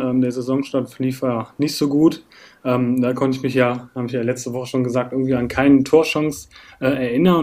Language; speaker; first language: German; native; German